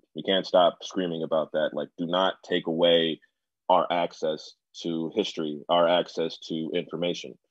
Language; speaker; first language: English; native; English